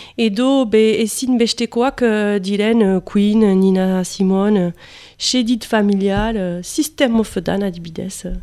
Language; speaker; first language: Basque; non-native, local second language; French